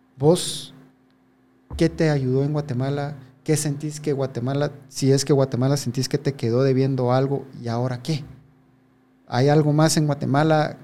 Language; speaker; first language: Spanish; native; Spanish